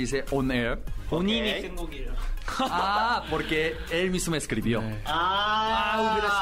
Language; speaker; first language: Spanish; non-native, learner; Korean